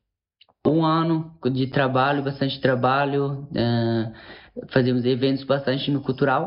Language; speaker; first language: Portuguese; non-native, learner; Persian